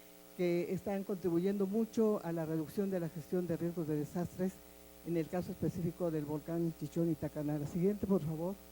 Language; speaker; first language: Spanish; native; Spanish